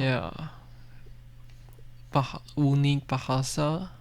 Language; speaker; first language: Indonesian; non-native, learner; Chinese